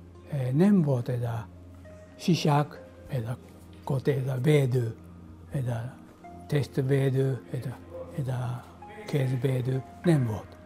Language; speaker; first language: Hungarian; non-native, learner; Japanese